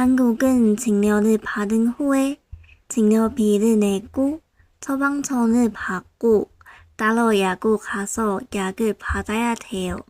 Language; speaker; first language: Korean; non-native, local second language; Chinese